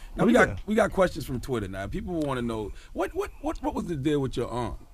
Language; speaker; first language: English; native; English